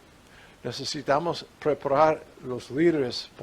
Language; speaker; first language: Spanish; non-native, fluent; English